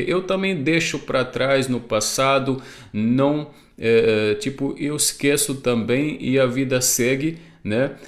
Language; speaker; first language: Portuguese; non-native, fluent; Arabic